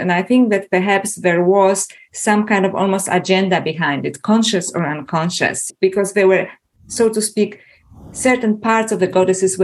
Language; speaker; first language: English; non-native, fluent; Polish